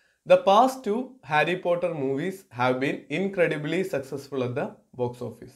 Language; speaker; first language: English; non-native, local second language; Malayalam